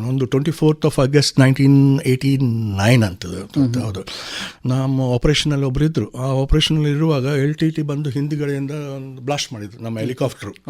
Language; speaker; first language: Kannada; non-native, local second language; Konkani